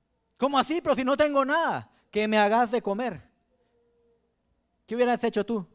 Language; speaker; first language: Spanish; native; Spanish